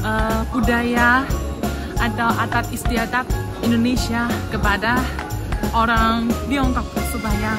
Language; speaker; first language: Indonesian; non-native, fluent; Chinese